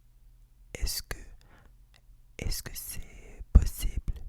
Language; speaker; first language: French; non-native, fluent; English